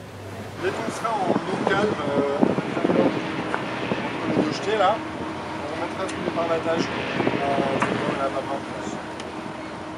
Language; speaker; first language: French; native; French